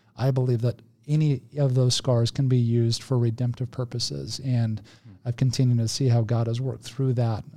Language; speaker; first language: English; native; English